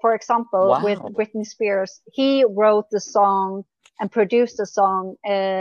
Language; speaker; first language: English; non-native, fluent; Swedish